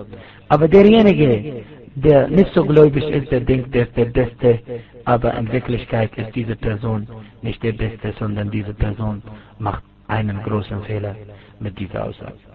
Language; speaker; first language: German; non-native, fluent; Arabic